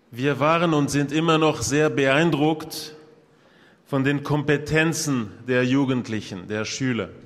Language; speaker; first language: German; non-native, local second language; French